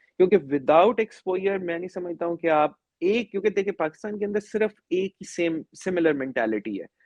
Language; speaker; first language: Urdu; native; Urdu